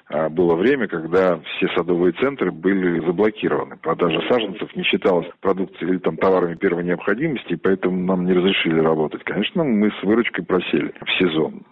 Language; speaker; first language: Russian; native; Russian